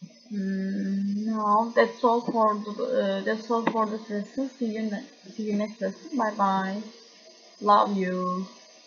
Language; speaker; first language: English; non-native, fluent; Turkish